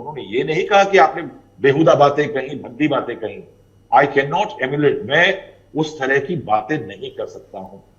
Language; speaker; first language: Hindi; native; Hindi